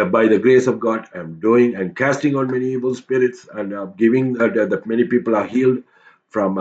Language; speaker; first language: English; non-native, local second language; Tamil